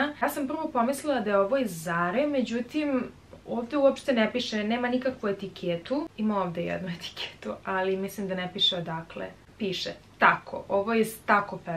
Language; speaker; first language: Serbian; native; Serbian